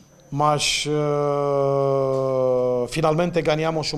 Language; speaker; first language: Portuguese; non-native, fluent; Romanian